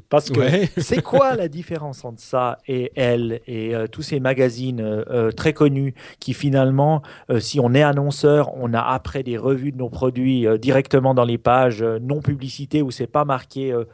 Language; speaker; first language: French; native; French